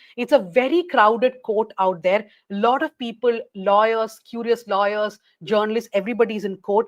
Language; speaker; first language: English; non-native, local second language; Malayalam